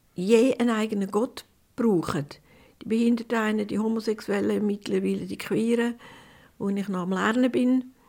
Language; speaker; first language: German; native; German